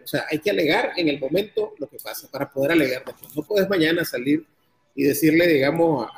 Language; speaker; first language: Spanish; native; Spanish